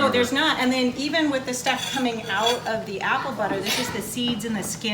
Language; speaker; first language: English; native; English